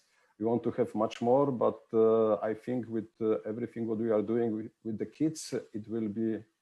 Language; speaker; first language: English; non-native, fluent; Polish